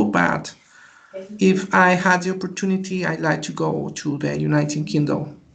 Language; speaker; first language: English; non-native, learner; Spanish